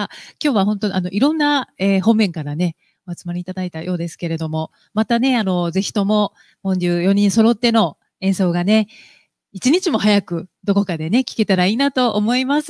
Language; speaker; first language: Japanese; native; Japanese